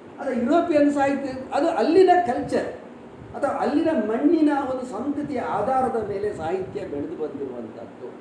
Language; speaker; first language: Kannada; native; Kannada